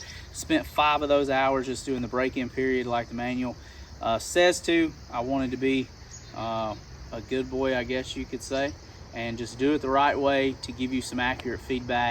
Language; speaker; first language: English; native; English